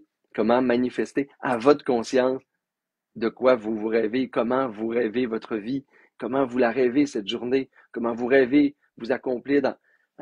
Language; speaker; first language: French; native; French